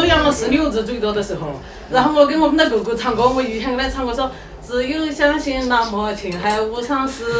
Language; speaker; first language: Chinese; native; Chinese